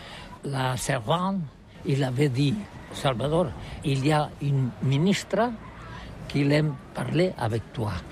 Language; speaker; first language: French; non-native, learner; Catalan